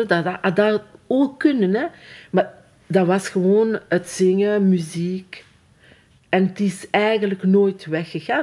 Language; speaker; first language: Dutch; non-native, fluent; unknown